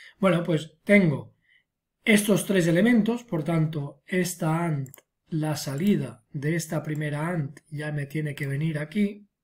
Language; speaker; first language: Spanish; non-native, local second language; Catalan